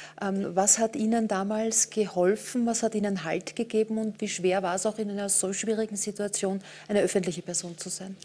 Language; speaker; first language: German; native; German